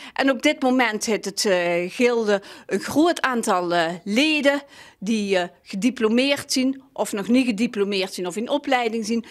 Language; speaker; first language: Dutch; native; Dutch